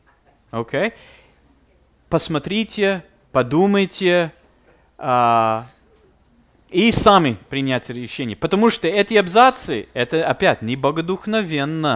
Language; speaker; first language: Russian; non-native, fluent; English